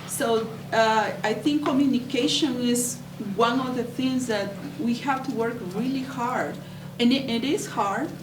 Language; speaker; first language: English; non-native, fluent; Spanish